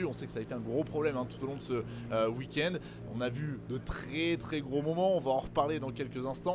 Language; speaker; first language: French; native; French